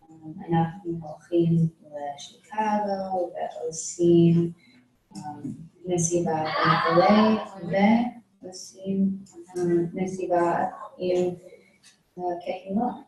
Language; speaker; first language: Hebrew; non-native, learner; English